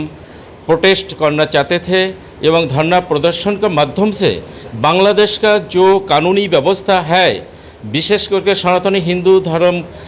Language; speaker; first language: Hindi; non-native, local second language; Bangla